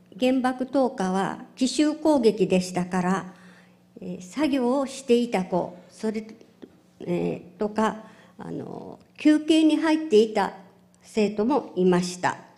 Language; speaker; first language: Japanese; native; Japanese